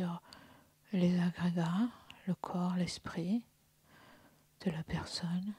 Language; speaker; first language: French; native; French